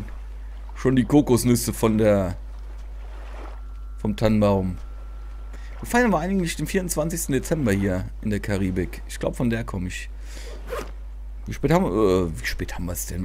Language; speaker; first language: German; native; German